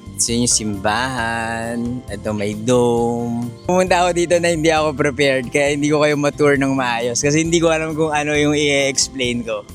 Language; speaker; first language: Filipino; non-native, local second language; Aklanon